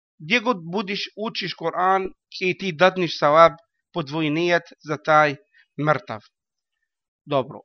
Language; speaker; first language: Bosnian; non-native, learner; Arabic